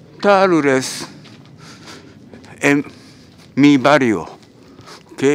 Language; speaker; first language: Spanish; non-native, learner; Japanese